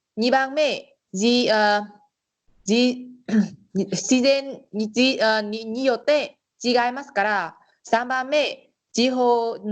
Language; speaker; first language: Japanese; non-native, learner; Vietnamese